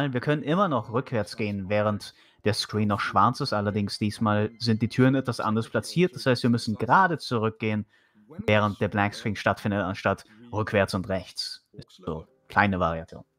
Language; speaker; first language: German; native; German